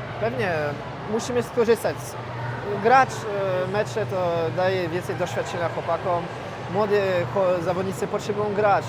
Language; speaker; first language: Polish; non-native, fluent; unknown